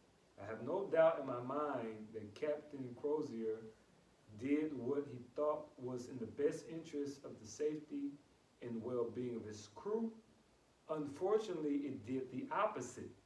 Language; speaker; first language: English; native; English